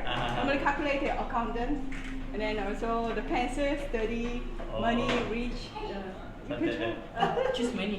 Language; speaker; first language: English; non-native, learner; Korean